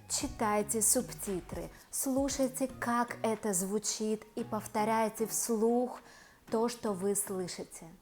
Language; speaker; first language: Russian; native; Russian